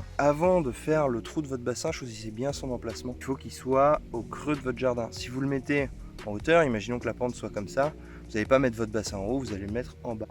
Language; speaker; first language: French; native; French